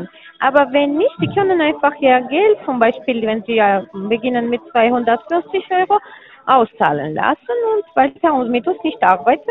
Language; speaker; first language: German; non-native, learner; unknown